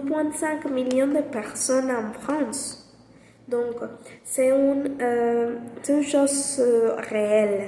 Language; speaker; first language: French; non-native, learner; Spanish